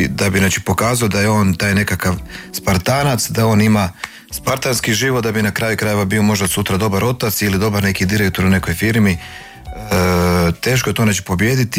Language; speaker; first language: Croatian; native; Croatian